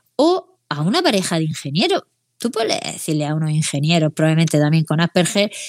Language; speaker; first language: Spanish; native; Spanish